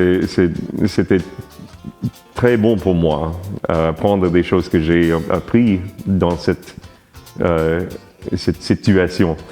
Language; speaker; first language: French; non-native, learner; English